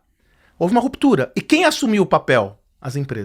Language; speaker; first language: Portuguese; native; Portuguese